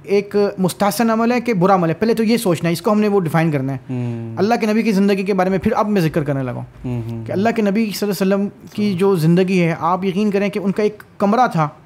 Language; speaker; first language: Urdu; native; Urdu